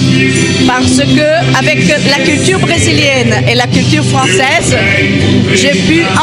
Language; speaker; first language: French; non-native, fluent; Portuguese